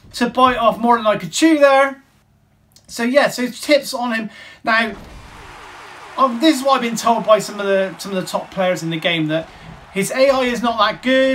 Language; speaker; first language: English; native; English